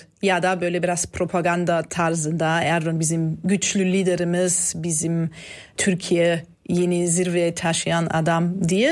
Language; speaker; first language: Turkish; non-native, fluent; German